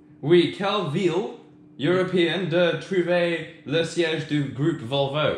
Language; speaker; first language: French; non-native, learner; English